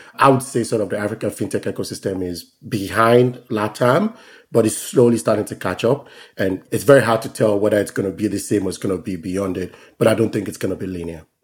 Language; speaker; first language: English; non-native, local second language; Yoruba